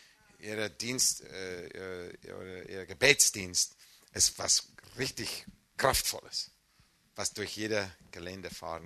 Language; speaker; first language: German; non-native, fluent; English